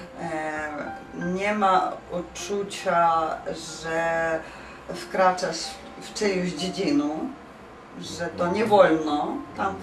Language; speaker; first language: Polish; non-native, fluent; Ukrainian